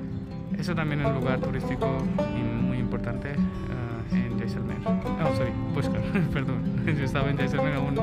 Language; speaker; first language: Spanish; non-native, learner; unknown